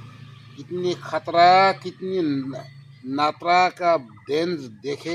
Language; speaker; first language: Hindi; non-native, local second language; Bodo